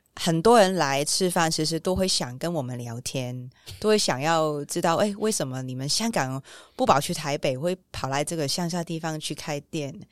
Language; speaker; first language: Chinese; non-native, local second language; Cantonese